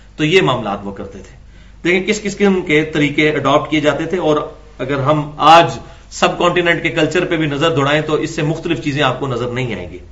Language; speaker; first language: Urdu; non-native, local second language; Punjabi